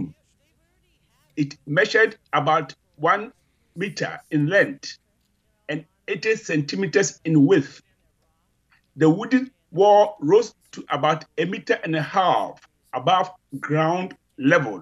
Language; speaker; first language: English; non-native, local second language; Akan